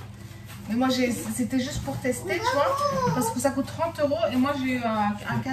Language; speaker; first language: French; early bilingual, other home language; Turkish